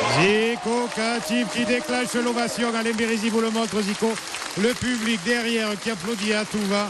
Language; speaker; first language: French; native; French